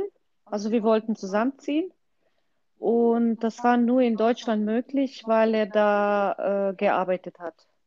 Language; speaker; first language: German; non-native, fluent; Croatian